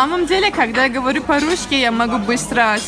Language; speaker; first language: Russian; non-native, learner; Turkish